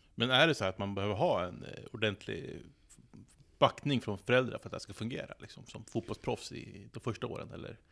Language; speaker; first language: Swedish; native; Swedish